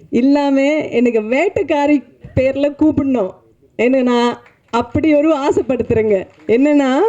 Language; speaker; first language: Tamil; non-native, fluent; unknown